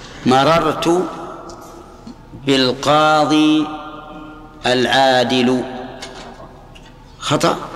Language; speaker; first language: Arabic; native; Arabic